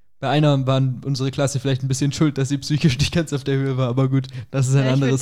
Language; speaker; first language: German; native; German